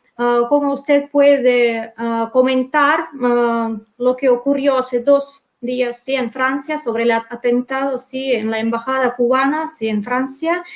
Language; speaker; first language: Spanish; non-native, learner; Russian